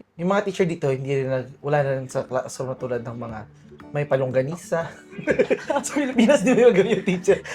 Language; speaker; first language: Filipino; native; Filipino